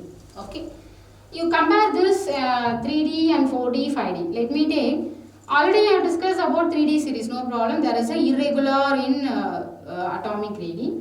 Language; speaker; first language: English; non-native, local second language; Tamil